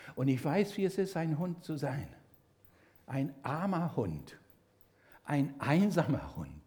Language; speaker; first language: German; non-native, fluent; Spanish